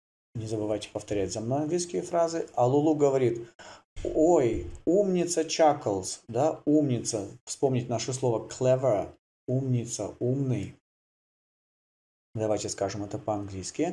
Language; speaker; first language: Russian; native; Russian